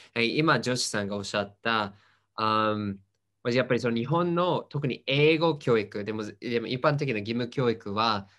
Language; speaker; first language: Japanese; non-native, fluent; English